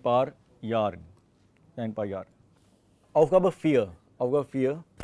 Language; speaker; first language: German; non-native, fluent; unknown